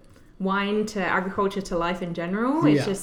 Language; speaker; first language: English; native; English